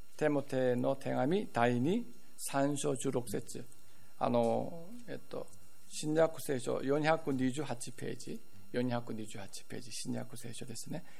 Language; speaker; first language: Japanese; non-native, fluent; Korean